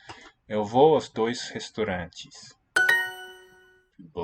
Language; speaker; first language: Portuguese; non-native, learner; English